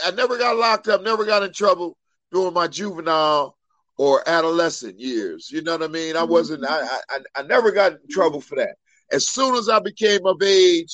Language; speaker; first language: English; native; English